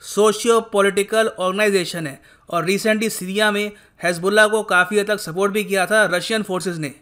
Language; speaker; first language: Hindi; native; Hindi